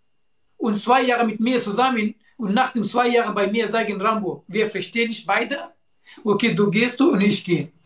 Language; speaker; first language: German; non-native, learner; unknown